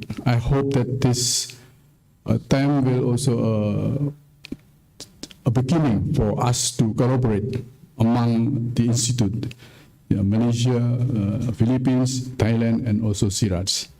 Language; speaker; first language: English; non-native, fluent; Indonesian